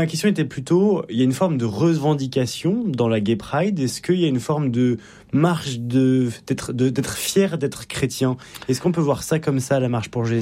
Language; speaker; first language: French; native; French